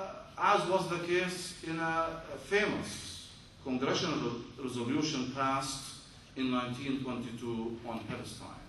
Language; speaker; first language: English; non-native, fluent; Arabic